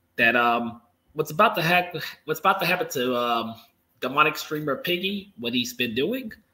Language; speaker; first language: English; native; English